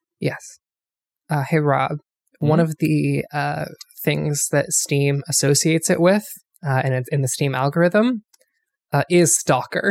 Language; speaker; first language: English; native; English